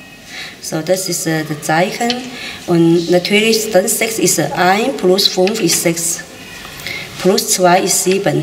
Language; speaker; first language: German; non-native, learner; Chinese